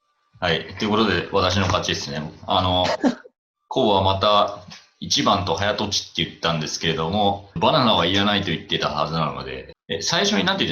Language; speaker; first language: Japanese; native; Japanese